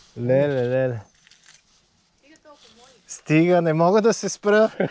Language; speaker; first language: Bulgarian; native; Bulgarian